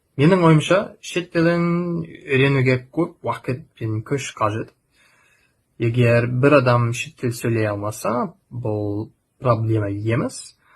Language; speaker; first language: Kazakh; non-native, learner; English